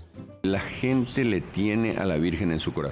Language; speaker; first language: Spanish; native; Spanish